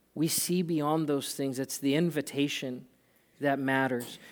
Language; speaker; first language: English; native; English